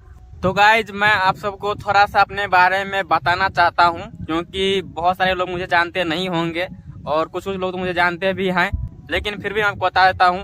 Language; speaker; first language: Hindi; non-native, local second language; Maithili